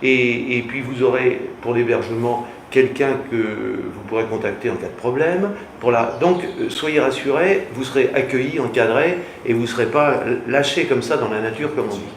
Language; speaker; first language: French; native; French